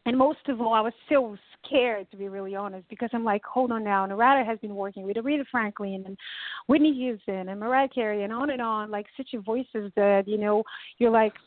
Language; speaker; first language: English; non-native, fluent; Bulgarian